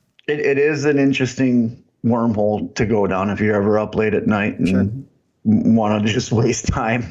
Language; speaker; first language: English; native; English